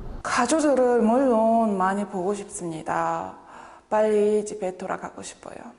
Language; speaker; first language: Korean; non-native, fluent; Mongolian